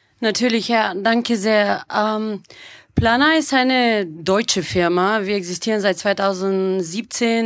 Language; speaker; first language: German; non-native, fluent; Bulgarian